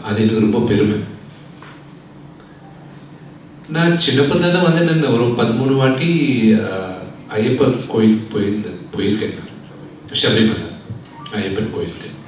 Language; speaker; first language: Tamil; non-native, local second language; Telugu